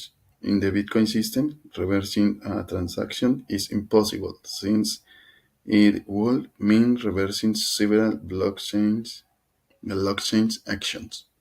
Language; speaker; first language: English; non-native, learner; Spanish